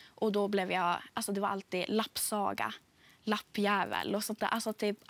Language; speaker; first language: Swedish; native; Swedish